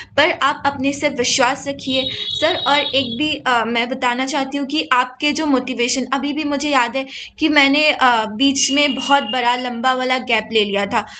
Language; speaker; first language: Hindi; non-native, local second language; Assamese